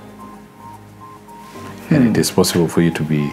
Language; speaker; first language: English; non-native, local second language; Swahili